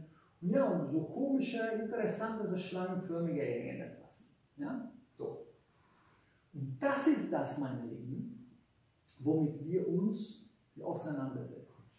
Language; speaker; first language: German; non-native, fluent; Hungarian